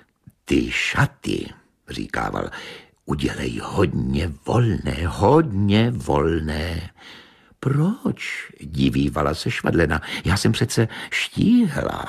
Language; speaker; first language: Czech; native; Czech